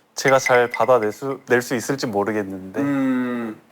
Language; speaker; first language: Korean; native; Korean